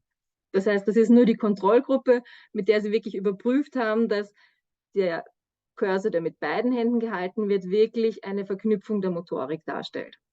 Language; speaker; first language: German; native; German